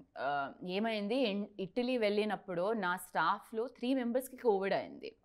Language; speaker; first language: Telugu; non-native, learner; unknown